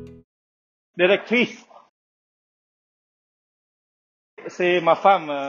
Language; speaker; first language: French; non-native, learner; Khmer